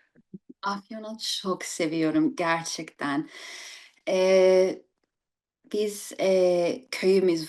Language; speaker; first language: Turkish; early bilingual, heritage; English